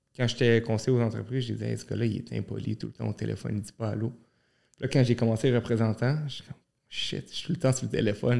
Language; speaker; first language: French; early bilingual, other home language; Arabic